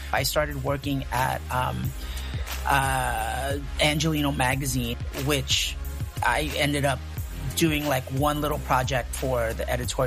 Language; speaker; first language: English; early bilingual, other home language; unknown